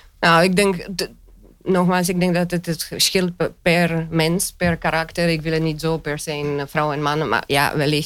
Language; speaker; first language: Dutch; non-native, fluent; Romanian